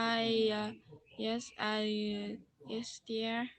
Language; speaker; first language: English; non-native, learner; Vietnamese